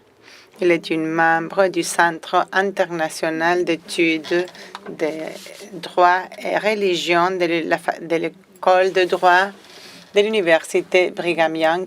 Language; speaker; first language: French; non-native, fluent; Spanish